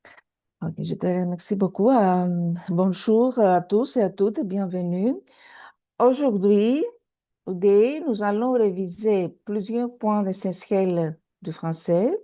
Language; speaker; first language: French; non-native, fluent; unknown